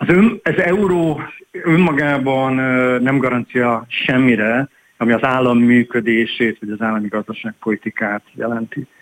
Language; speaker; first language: Hungarian; native; Hungarian